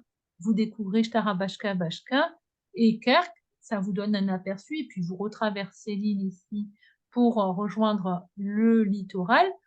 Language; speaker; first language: French; native; French